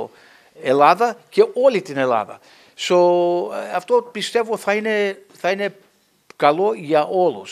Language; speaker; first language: Greek; early bilingual, heritage; English